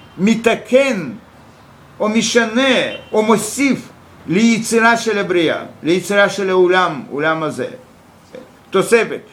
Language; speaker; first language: Hebrew; non-native, fluent; Russian